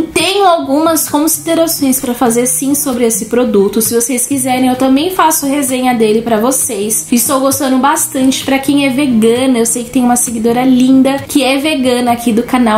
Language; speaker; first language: Portuguese; native; Portuguese